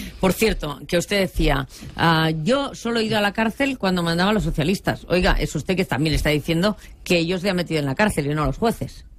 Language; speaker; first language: Spanish; non-native, local second language; Catalan